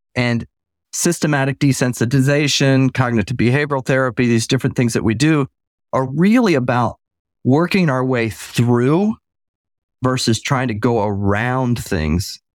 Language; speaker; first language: English; native; English